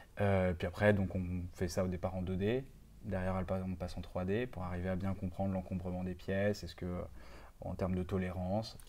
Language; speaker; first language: French; native; French